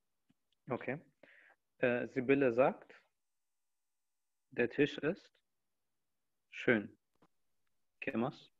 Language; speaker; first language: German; non-native, fluent; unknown